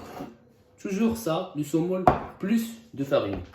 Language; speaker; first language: French; non-native, local second language; Arabic